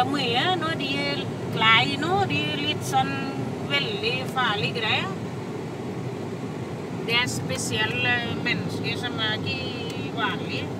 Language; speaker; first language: Norwegian; non-native, learner; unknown